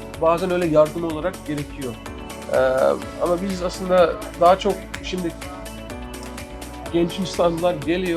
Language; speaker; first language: Turkish; early bilingual, other home language; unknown